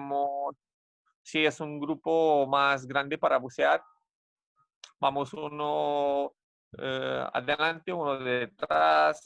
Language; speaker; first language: Spanish; non-native, fluent; Romanian